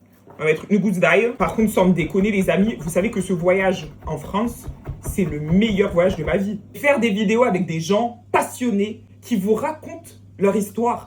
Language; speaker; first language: French; native; French